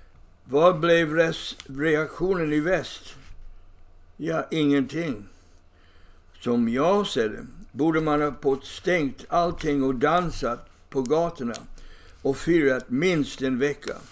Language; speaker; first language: Swedish; non-native, fluent; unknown